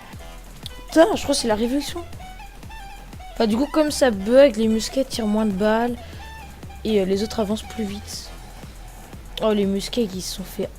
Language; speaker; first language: French; native; French